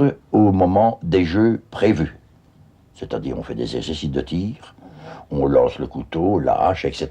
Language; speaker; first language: French; native; French